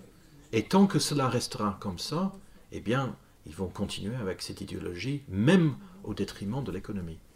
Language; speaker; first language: French; non-native, fluent; English